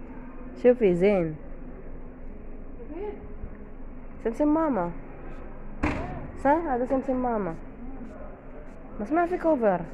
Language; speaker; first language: Arabic; non-native, learner; Filipino